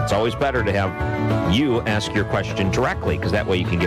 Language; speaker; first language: English; native; English